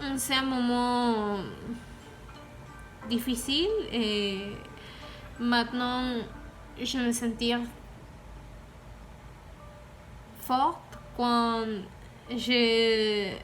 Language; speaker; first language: French; non-native, learner; Spanish